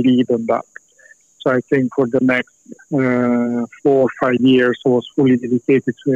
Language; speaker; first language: English; non-native, fluent; Italian